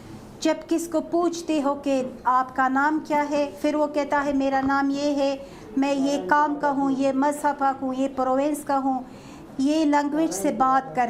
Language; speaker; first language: Hindi; non-native, fluent; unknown